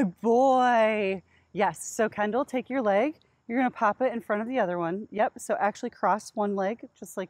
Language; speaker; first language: English; native; English